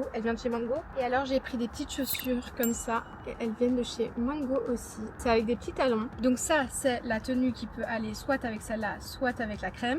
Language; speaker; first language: French; native; French